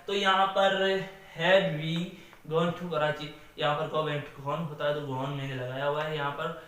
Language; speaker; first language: Urdu; native; Urdu